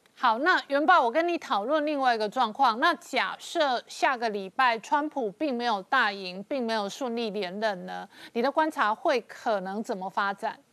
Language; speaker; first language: Chinese; native; Chinese